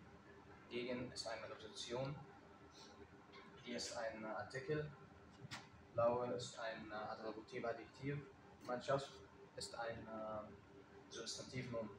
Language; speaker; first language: German; non-native, learner; Arabic